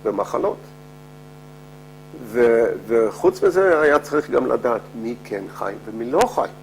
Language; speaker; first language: Hebrew; non-native, fluent; Dutch